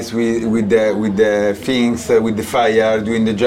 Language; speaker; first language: English; non-native, learner; Italian